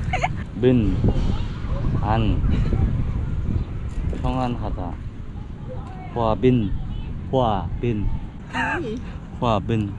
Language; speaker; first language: Vietnamese; non-native, learner; Korean